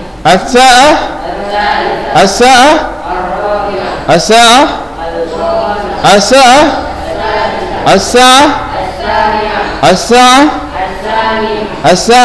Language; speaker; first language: Arabic; non-native, fluent; Indonesian